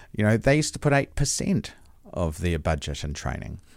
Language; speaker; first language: English; native; English